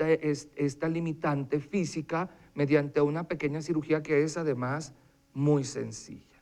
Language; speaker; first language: Spanish; native; Spanish